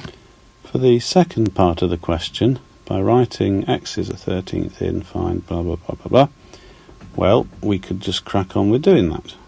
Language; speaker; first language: English; native; English